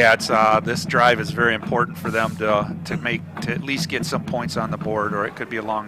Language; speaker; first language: English; native; English